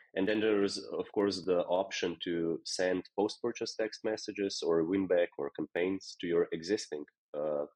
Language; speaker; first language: English; non-native, fluent; Slovenian